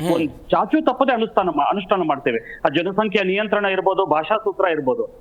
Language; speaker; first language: Kannada; native; Kannada